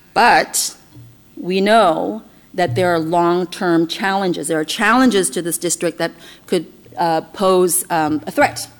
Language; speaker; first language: English; non-native, fluent; Chinese